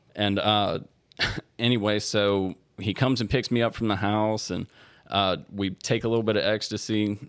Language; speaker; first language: English; native; English